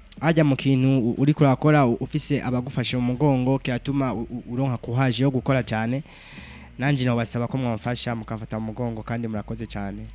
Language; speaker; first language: Rundi; native; Rundi